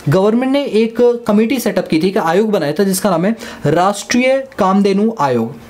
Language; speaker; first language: Hindi; native; Hindi